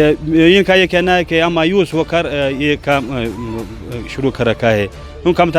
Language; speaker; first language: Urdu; non-native, local second language; Pashto